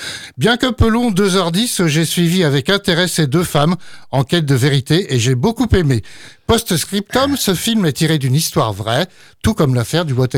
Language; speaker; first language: French; native; French